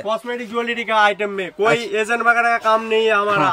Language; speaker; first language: Hindi; non-native, local second language; Bangla